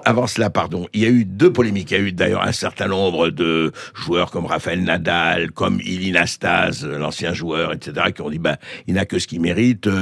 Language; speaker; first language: French; native; French